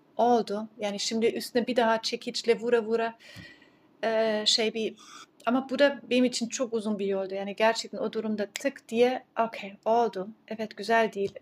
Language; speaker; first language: Turkish; early bilingual, heritage; Turkish